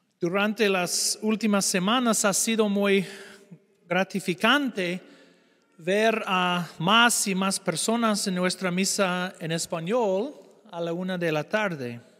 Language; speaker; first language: Spanish; non-native, fluent; English